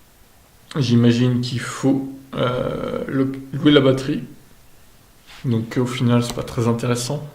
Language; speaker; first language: French; native; French